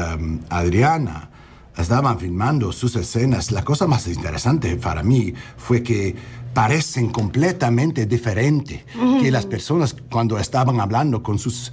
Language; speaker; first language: Spanish; non-native, learner; English